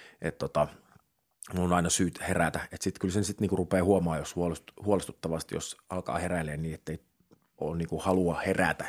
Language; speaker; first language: Finnish; native; Finnish